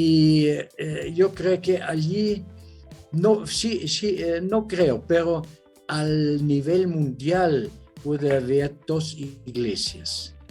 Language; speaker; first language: Spanish; non-native, fluent; German